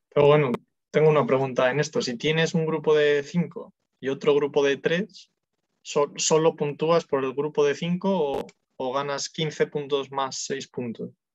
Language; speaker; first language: Spanish; non-native, learner; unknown